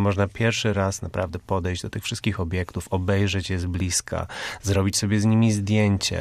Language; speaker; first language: Polish; native; Polish